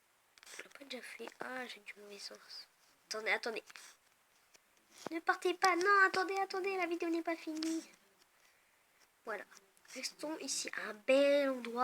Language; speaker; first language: French; native; French